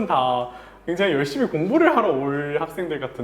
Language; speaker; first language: Korean; native; Korean